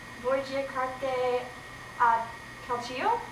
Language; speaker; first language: Italian; non-native, learner; English